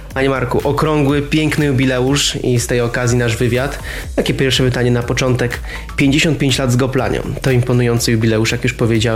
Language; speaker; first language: Polish; native; Polish